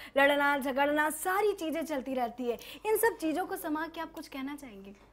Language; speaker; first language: Hindi; native; Hindi